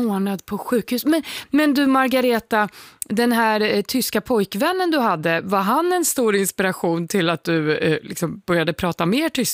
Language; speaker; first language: Swedish; native; Swedish